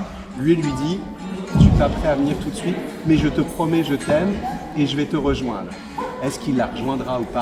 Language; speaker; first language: French; native; French